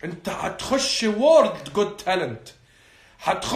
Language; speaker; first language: Arabic; native; Arabic